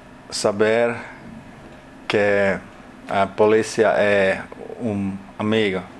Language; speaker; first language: Spanish; non-native, learner; Portuguese